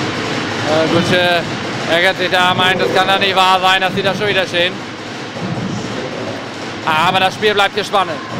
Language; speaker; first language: German; native; German